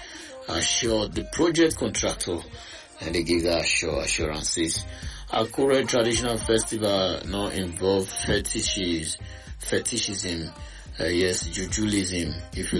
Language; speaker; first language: Nigerian Pidgin; non-native, local second language; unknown